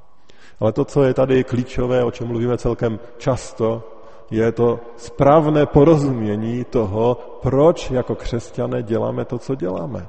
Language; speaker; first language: Czech; native; Czech